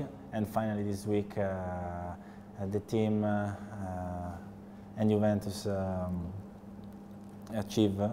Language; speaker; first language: English; non-native, learner; Italian